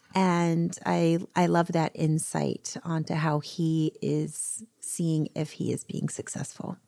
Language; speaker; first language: English; native; English